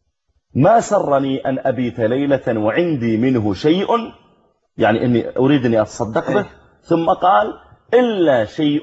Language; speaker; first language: Arabic; native; Arabic